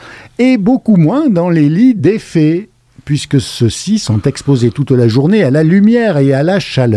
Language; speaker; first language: French; native; French